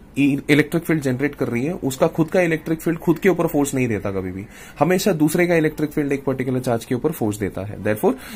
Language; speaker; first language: Hindi; non-native, local second language; Malayalam